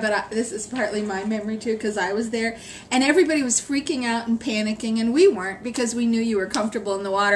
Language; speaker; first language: English; native; English